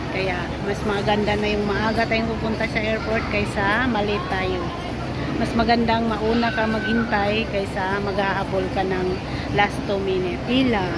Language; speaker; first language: Filipino; non-native, local second language; Cebuano